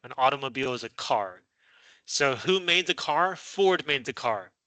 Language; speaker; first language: English; non-native, fluent; Chinese